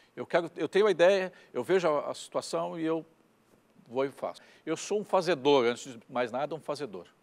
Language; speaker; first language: Portuguese; native; Portuguese